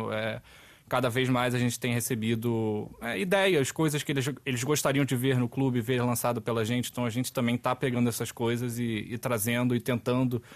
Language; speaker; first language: Portuguese; native; Portuguese